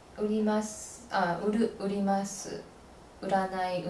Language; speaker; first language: Japanese; non-native, learner; English